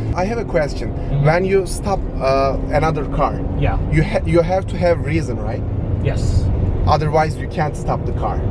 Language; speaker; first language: English; non-native, learner; Turkish